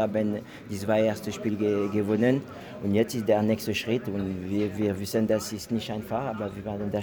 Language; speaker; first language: German; non-native, fluent; French